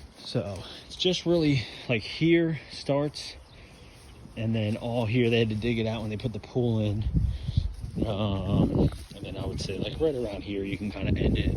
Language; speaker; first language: English; native; English